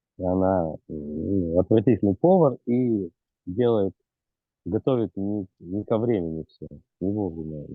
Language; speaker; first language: Russian; native; Russian